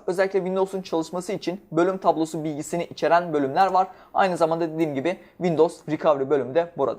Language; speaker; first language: Turkish; native; Turkish